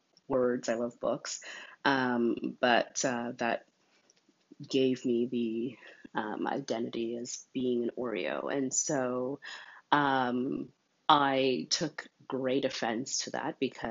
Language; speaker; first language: English; native; English